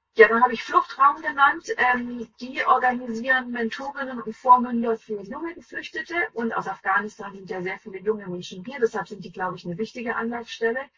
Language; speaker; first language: German; native; German